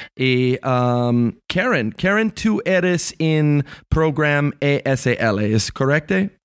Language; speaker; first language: Spanish; non-native, learner; English